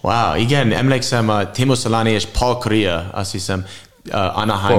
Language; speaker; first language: Hungarian; non-native, learner; English